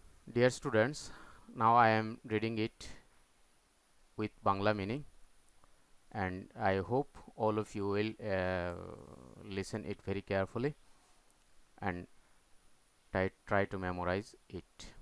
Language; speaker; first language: English; non-native, local second language; Bangla